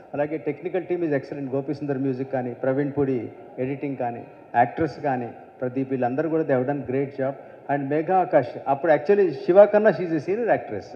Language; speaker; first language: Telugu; native; Telugu